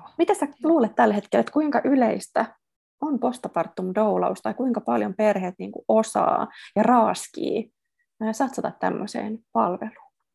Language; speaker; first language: Finnish; native; Finnish